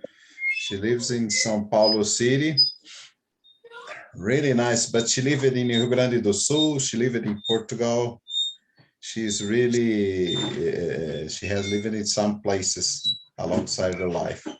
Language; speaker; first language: English; non-native, fluent; Portuguese